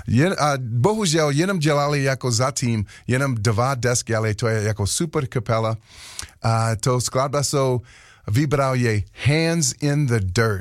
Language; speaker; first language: Slovak; non-native, learner; English